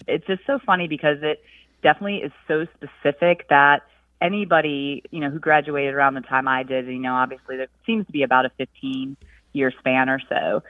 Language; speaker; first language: English; native; English